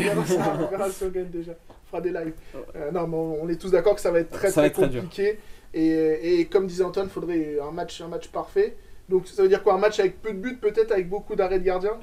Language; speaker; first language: French; native; French